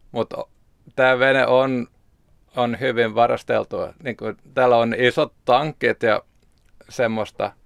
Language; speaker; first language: Finnish; non-native, local second language; Swedish